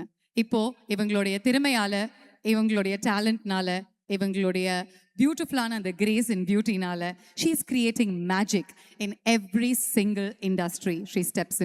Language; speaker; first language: Tamil; native; Tamil